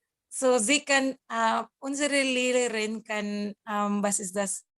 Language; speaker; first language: German; non-native, learner; Cebuano